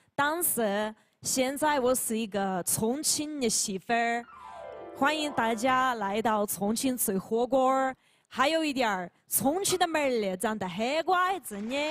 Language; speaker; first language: Chinese; non-native, learner; Ukrainian